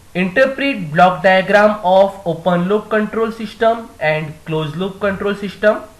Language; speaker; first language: English; non-native, local second language; Gujarati